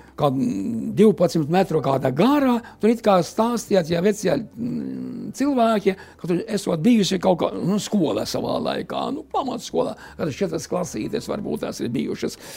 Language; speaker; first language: Latvian; native; Latvian